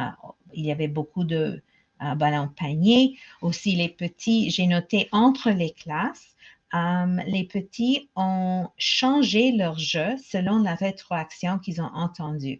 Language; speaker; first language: French; non-native, local second language; English